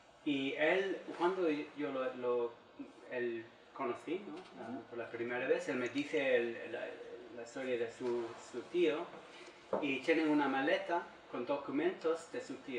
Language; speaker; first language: Spanish; non-native, learner; English